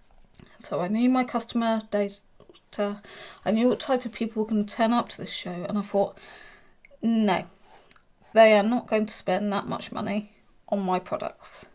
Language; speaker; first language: English; native; English